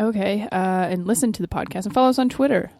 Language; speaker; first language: English; native; English